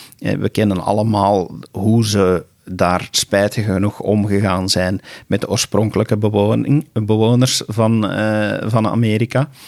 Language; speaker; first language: Dutch; native; Dutch